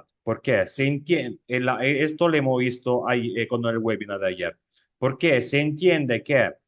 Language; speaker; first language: Spanish; non-native, fluent; Italian